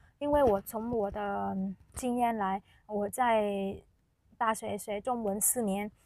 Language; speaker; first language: Chinese; non-native, fluent; Vietnamese